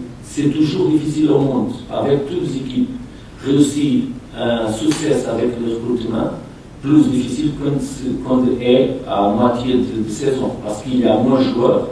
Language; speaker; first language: French; non-native, fluent; Portuguese